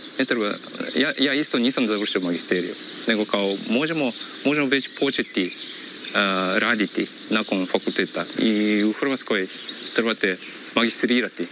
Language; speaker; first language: Croatian; non-native, fluent; Japanese